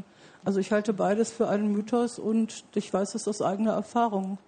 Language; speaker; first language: German; native; German